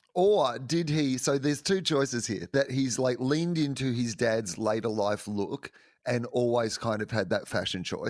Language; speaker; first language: English; native; English